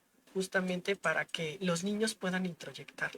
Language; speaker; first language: Spanish; native; Spanish